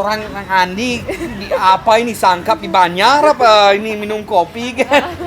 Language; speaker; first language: Indonesian; non-native, fluent; English